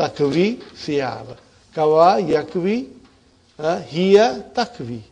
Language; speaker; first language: Arabic; non-native, fluent; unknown